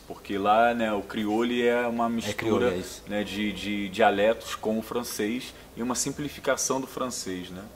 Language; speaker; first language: Portuguese; native; Portuguese